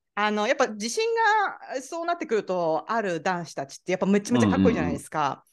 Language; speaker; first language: Japanese; native; Japanese